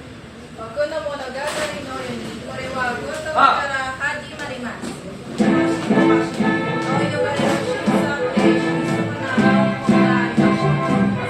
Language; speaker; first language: Japanese; non-native, learner; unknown